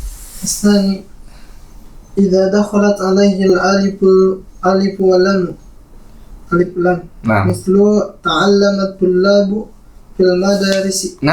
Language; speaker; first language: Arabic; non-native, learner; Indonesian